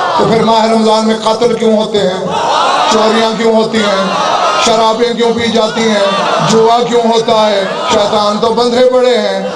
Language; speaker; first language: Urdu; non-native, local second language; Saraiki